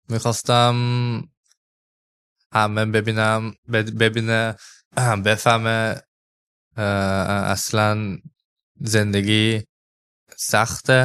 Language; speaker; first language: Persian; early bilingual, heritage; English